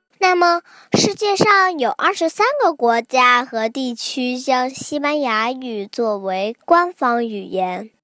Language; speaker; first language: Chinese; early bilingual, heritage; Chinese